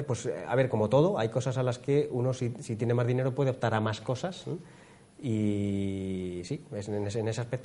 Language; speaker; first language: Spanish; native; Spanish